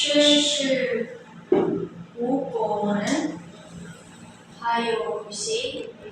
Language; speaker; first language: Chinese; non-native, learner; Indonesian